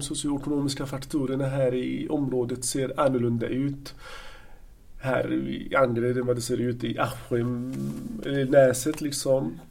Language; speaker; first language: Swedish; non-native, fluent; Arabic